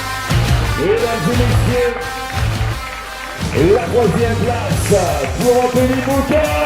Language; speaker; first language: French; native; French